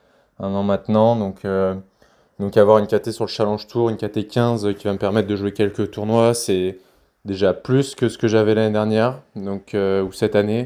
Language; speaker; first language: French; native; French